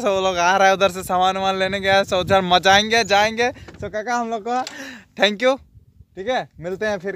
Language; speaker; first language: Hindi; non-native, local second language; Bangla